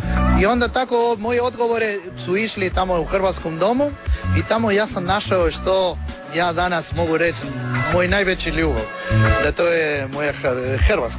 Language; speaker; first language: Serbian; non-native, learner; Spanish